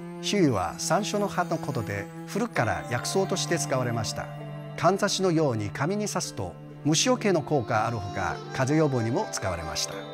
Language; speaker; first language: Japanese; non-native, fluent; Chinese